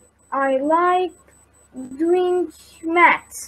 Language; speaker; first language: English; non-native, learner; Turkish